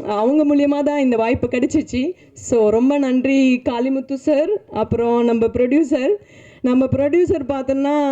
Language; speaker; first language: Tamil; non-native, learner; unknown